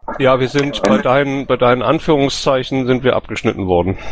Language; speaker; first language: German; native; German